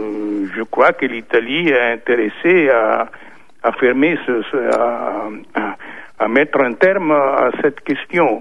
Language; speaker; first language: French; non-native, fluent; Italian